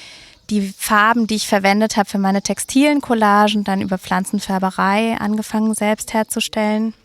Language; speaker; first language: German; native; German